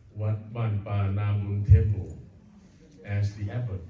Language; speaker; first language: English; non-native, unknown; Thai